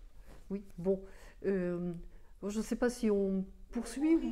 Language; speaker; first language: French; native; French